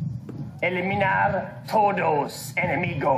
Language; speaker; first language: Spanish; non-native, learner; English